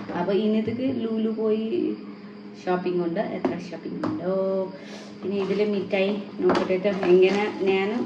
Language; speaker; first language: Malayalam; non-native, learner; Nepali